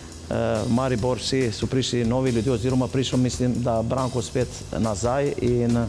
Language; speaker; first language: Slovenian; non-native, fluent; Albanian